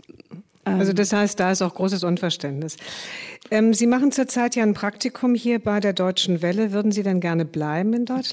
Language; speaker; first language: German; native; German